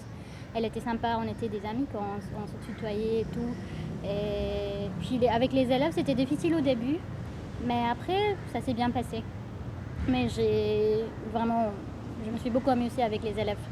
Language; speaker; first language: French; non-native, fluent; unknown